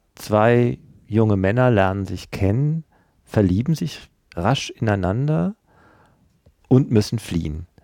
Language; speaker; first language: German; native; German